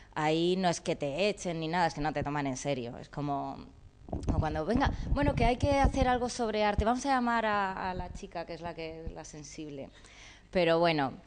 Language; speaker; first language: Spanish; native; Spanish